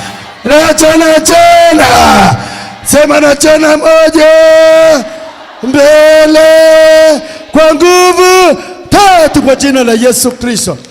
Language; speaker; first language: Swahili; native; Swahili